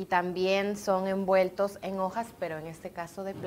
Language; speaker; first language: Spanish; native; Spanish